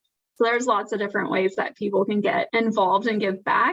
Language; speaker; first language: English; native; English